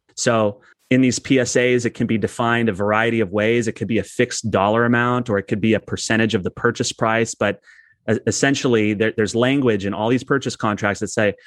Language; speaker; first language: English; native; English